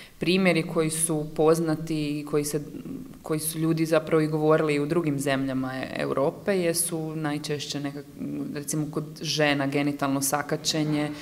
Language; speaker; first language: Croatian; native; Croatian